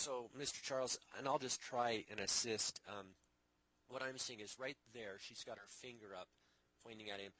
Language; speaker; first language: English; native; English